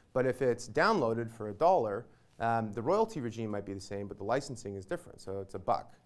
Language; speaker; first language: English; native; English